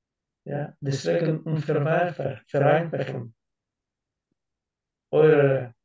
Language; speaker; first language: German; non-native, learner; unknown